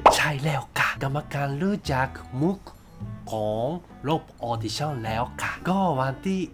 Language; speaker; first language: Thai; non-native, learner; Japanese